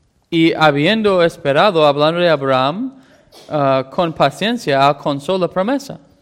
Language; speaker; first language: Spanish; non-native, fluent; English